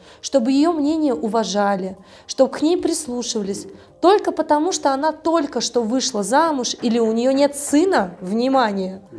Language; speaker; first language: Russian; non-native, local second language; Tajik